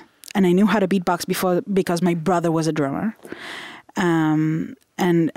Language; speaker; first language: English; non-native, fluent; Hebrew